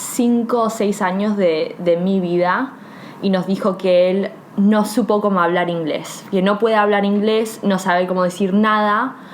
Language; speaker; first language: Spanish; early bilingual, heritage; Spanish